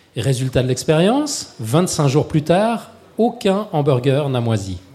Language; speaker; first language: French; native; French